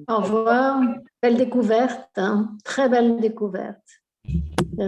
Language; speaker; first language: French; native; French